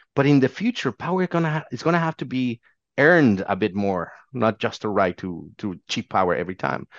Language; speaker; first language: English; non-native, fluent; Spanish